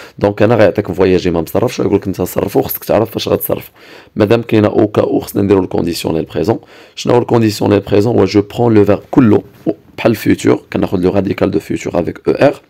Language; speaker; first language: French; non-native, local second language; Arabic